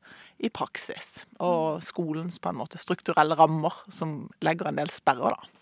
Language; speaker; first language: Norwegian; native; Norwegian